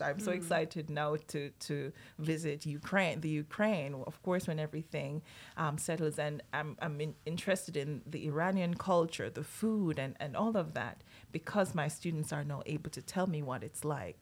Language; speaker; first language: English; non-native, local second language; Jamaican Creole English